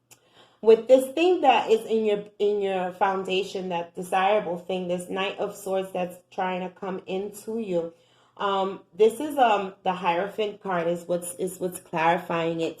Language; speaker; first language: English; native; English